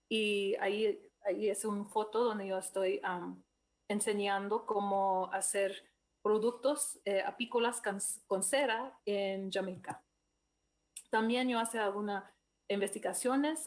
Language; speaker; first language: Spanish; non-native, fluent; English